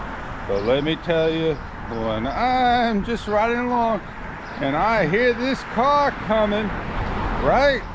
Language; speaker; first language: English; native; English